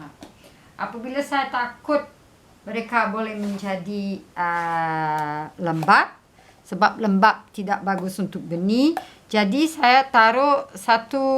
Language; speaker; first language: Indonesian; non-native, fluent; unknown